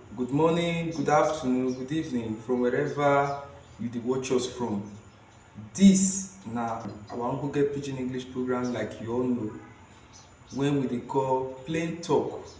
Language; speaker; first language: Nigerian Pidgin; native; Nigerian Pidgin